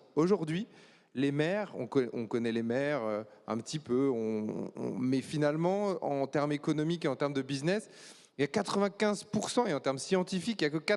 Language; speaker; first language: French; native; French